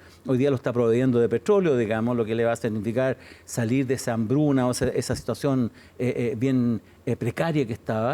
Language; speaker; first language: Spanish; native; Spanish